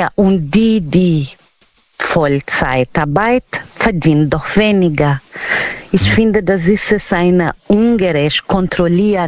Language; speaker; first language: German; non-native, learner; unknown